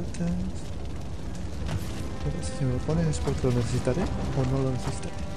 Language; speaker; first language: Spanish; native; Spanish